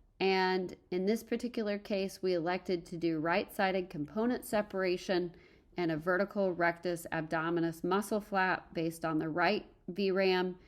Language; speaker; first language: English; native; English